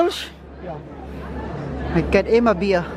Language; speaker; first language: German; non-native, learner; Filipino